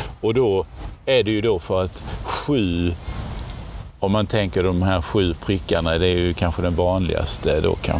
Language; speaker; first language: Swedish; native; Swedish